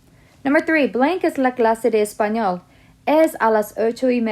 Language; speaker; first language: Spanish; non-native, fluent; English